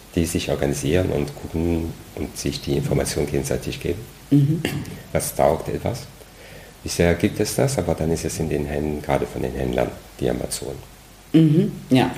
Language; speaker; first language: German; non-native, fluent; French